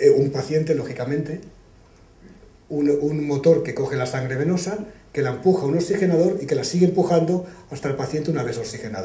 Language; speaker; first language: Spanish; native; Spanish